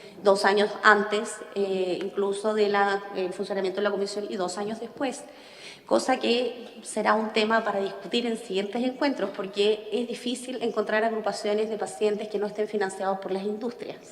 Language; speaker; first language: Spanish; native; Spanish